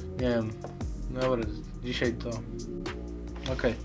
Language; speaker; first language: Polish; native; Polish